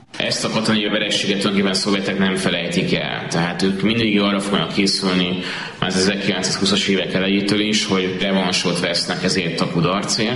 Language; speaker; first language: Hungarian; native; Hungarian